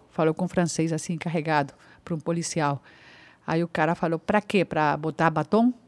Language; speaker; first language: Portuguese; non-native, fluent; Spanish